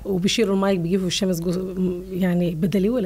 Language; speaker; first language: Arabic; native; Arabic